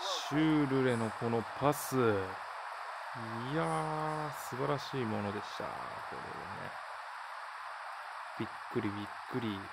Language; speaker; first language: Japanese; native; Japanese